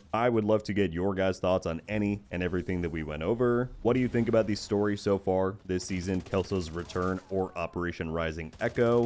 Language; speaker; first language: English; native; English